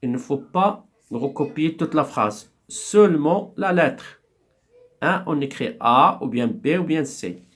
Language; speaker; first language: French; non-native, local second language; Arabic